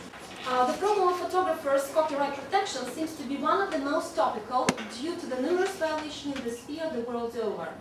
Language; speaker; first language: English; non-native, fluent; Russian